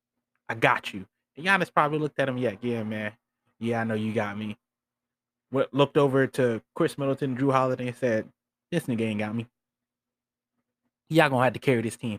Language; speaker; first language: English; native; English